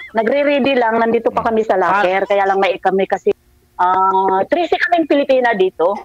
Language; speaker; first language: Filipino; non-native, local second language; Waray